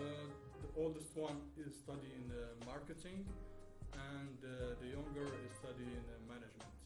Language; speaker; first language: English; non-native, fluent; Arabic